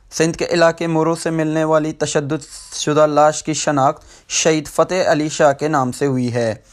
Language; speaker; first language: Urdu; non-native, local second language; Baluchi